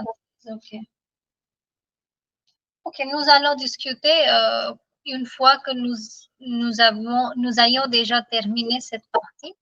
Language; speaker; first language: French; non-native, fluent; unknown